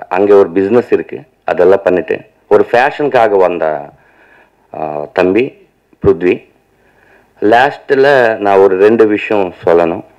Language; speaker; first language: Tamil; non-native, learner; Telugu